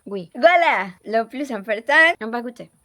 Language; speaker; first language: French; non-native, learner; Spanish